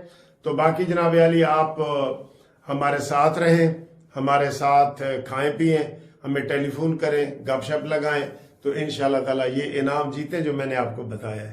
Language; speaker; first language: Hindi; non-native, local second language; Punjabi